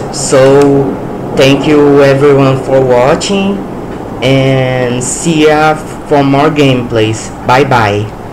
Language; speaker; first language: English; non-native, learner; Portuguese